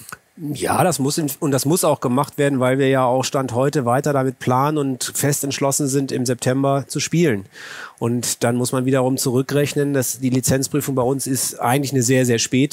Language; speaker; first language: German; native; German